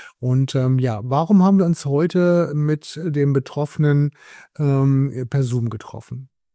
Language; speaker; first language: German; native; German